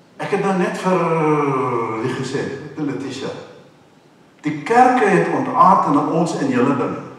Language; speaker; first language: Afrikaans; non-native, local second language; English